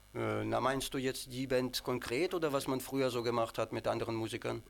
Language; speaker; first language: German; non-native, fluent; Ukrainian